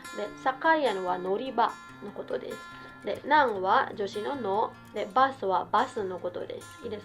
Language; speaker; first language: Japanese; non-native, fluent; Cebuano